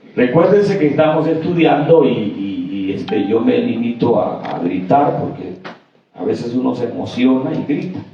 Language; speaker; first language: Spanish; native; Spanish